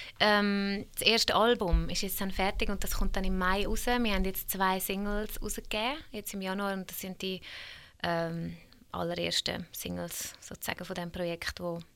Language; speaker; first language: German; early bilingual, other home language; Hungarian